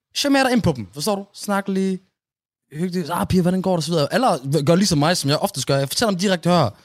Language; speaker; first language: Danish; early bilingual, other home language; Somali